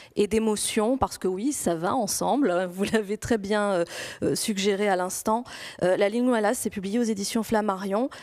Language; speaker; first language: French; non-native, fluent; Greek